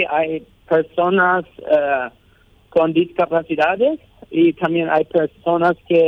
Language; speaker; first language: Spanish; non-native, local second language; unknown